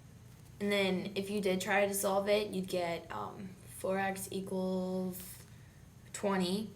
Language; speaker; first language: English; native; English